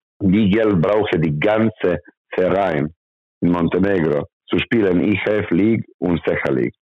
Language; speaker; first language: German; non-native, learner; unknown